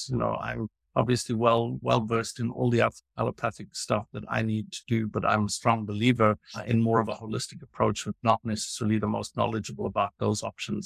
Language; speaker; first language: English; native; English